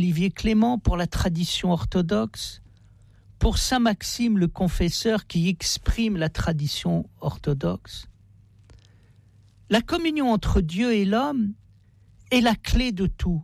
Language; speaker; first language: French; native; French